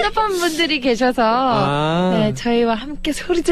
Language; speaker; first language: Korean; early bilingual, heritage; Korean